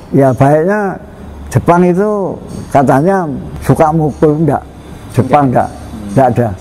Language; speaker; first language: Indonesian; non-native, local second language; Javanese